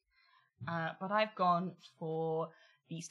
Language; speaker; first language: English; native; English